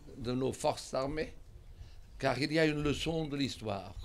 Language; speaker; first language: French; non-native, fluent; Portuguese